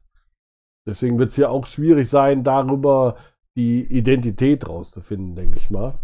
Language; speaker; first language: German; native; German